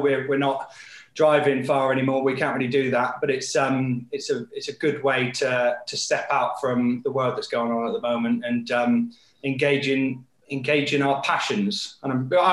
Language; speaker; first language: English; native; English